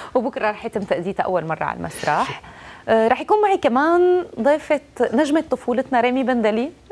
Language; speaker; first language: Arabic; native; Arabic